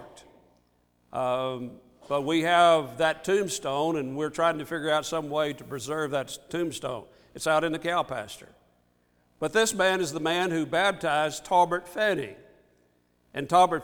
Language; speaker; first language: English; native; English